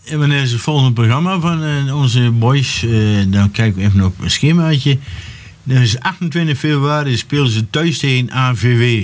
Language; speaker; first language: Dutch; native; Dutch